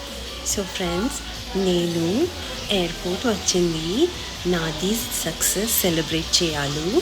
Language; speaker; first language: Telugu; non-native, learner; Kannada